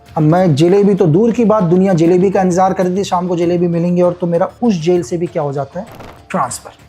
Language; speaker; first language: Hindi; native; Hindi